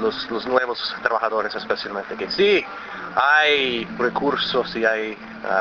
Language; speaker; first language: Spanish; early bilingual, other home language; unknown